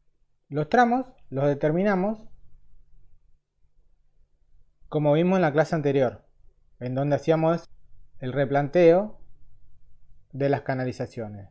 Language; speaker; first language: Spanish; native; Spanish